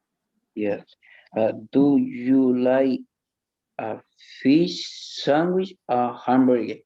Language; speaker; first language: English; non-native, learner; Spanish